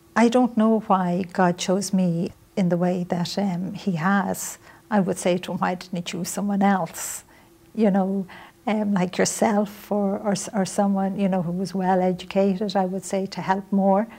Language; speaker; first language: English; native; English